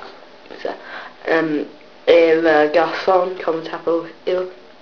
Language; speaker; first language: French; non-native, learner; English